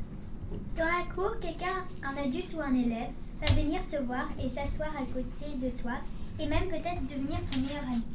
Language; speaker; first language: French; early bilingual, heritage; French